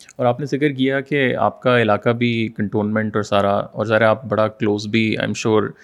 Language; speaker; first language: Urdu; native; Urdu